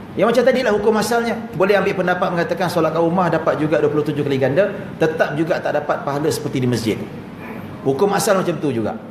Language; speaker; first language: Malay; native; Malay